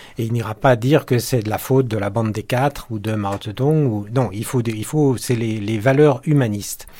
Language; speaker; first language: French; native; French